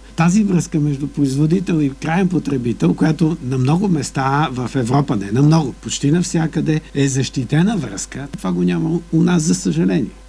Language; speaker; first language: Bulgarian; native; Bulgarian